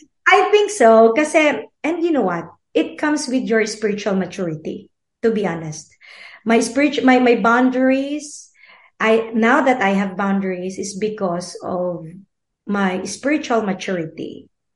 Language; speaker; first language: English; non-native, local second language; Filipino